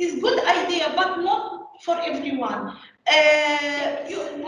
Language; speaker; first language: English; non-native, learner; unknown